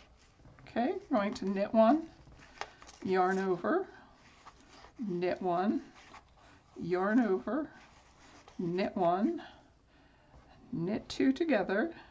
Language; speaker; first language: English; native; English